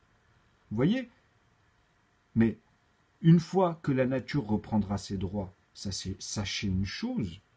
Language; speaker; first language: French; native; French